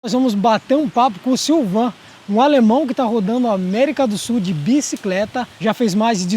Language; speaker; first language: Portuguese; native; Portuguese